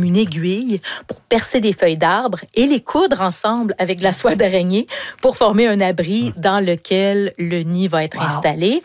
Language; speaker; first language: French; native; French